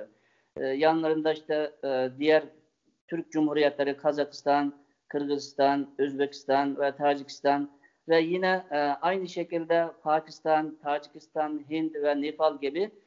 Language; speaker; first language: Turkish; non-native, fluent; Uyghur